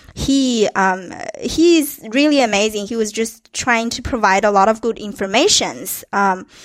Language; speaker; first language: English; non-native, fluent; Chinese